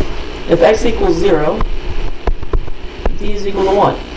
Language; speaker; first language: English; native; English